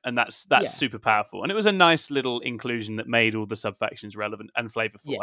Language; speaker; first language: English; native; English